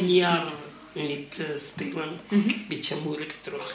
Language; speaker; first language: Dutch; non-native, learner; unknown